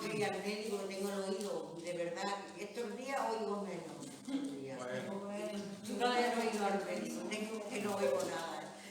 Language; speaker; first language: Spanish; native; Spanish